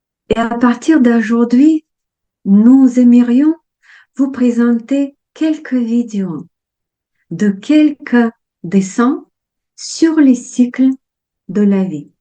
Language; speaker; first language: French; non-native, fluent; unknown